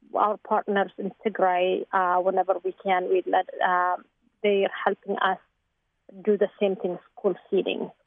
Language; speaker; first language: English; non-native, fluent; Tigrinya